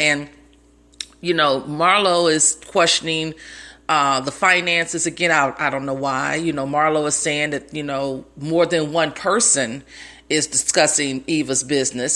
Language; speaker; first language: English; native; English